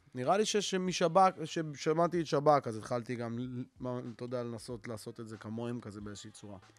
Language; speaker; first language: Hebrew; native; Hebrew